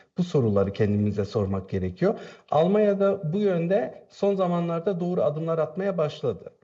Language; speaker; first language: Turkish; native; Turkish